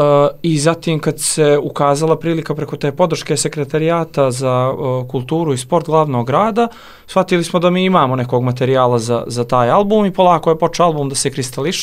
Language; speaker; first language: Serbian; native; Serbian